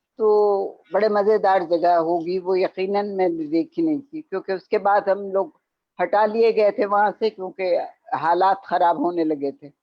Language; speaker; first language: Urdu; native; Urdu